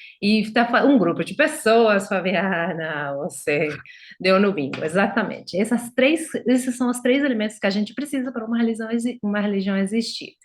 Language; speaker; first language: Portuguese; non-native, fluent; Spanish